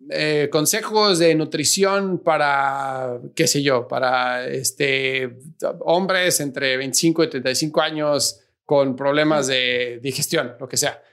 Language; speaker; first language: Spanish; native; Spanish